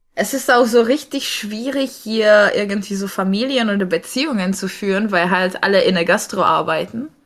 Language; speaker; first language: German; non-native, fluent; Czech